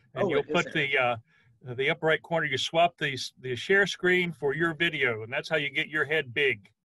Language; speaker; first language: English; native; English